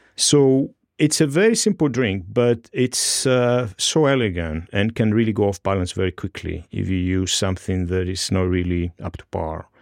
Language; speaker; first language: English; non-native, fluent; Greek